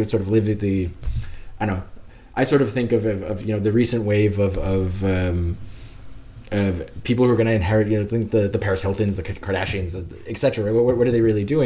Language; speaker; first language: English; native; English